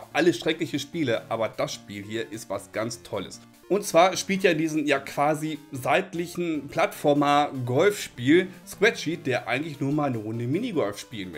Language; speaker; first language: German; native; German